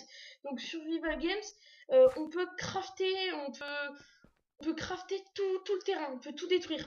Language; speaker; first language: French; native; French